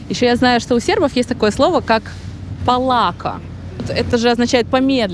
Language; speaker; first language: Russian; native; Russian